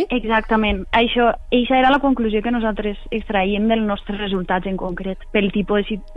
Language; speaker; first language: Catalan; native; Catalan